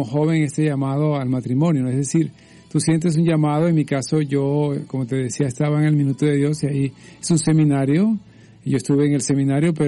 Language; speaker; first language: Spanish; native; Spanish